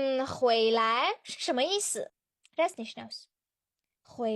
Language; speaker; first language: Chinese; non-native, fluent; Georgian